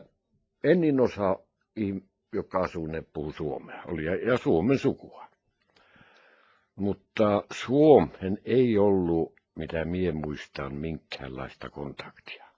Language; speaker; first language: Finnish; non-native, local second language; Norwegian